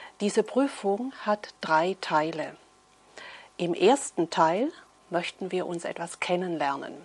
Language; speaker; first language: German; native; German